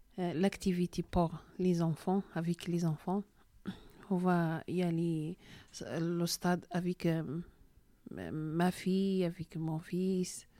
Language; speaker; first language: French; non-native, local second language; Arabic